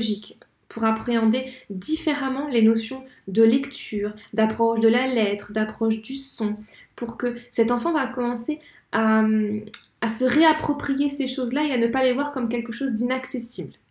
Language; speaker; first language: French; native; French